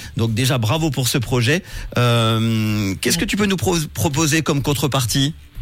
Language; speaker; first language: French; native; French